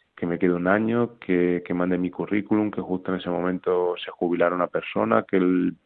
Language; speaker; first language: Spanish; native; Spanish